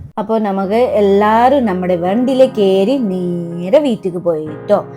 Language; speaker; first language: Malayalam; non-native, learner; Nepali